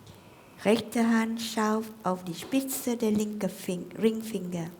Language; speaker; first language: German; non-native, fluent; Vietnamese